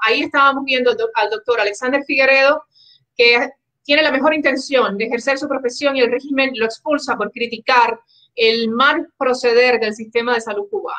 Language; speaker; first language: Spanish; native; Spanish